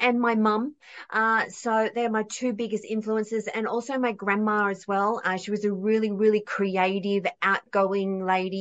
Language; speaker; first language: English; native; English